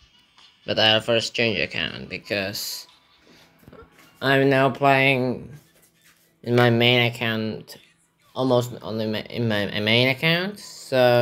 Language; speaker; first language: English; non-native, learner; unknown